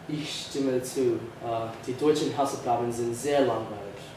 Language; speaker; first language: German; non-native, learner; English